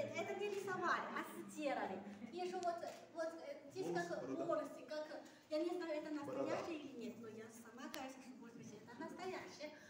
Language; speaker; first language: Russian; non-native, learner; Chinese